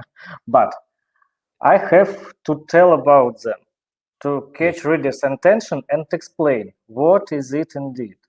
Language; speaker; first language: English; non-native, learner; Russian